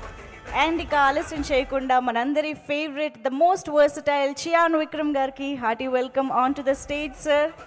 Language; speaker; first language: Telugu; native; Telugu